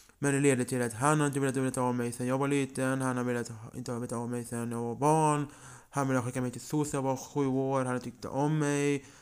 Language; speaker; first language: Swedish; early bilingual, other home language; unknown